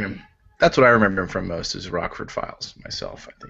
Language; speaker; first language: English; native; English